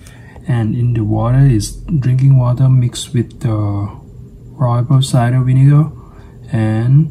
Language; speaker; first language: English; non-native, local second language; Thai